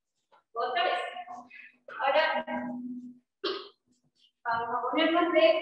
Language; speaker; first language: Spanish; native; Spanish